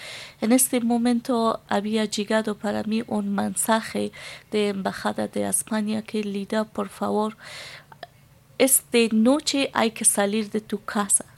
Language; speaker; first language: Spanish; non-native, learner; Persian